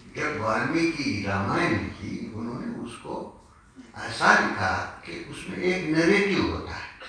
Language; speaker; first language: Hindi; non-native, local second language; Malayalam